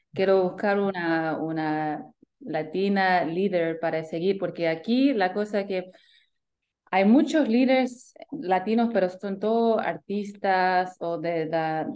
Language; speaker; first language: Spanish; early bilingual, heritage; Spanish